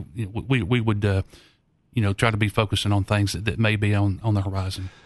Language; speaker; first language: English; native; English